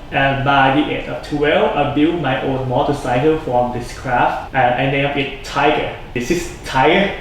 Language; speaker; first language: English; non-native, fluent; Thai